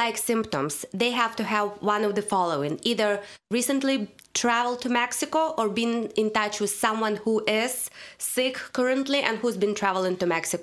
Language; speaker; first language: English; non-native, fluent; Russian